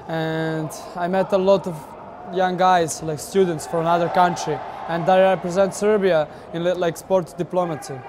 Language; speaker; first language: English; non-native, learner; Serbian